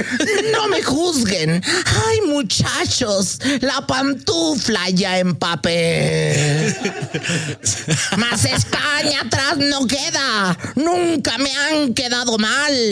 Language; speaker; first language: Spanish; native; Spanish